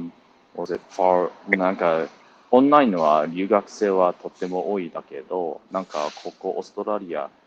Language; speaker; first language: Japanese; non-native, learner; English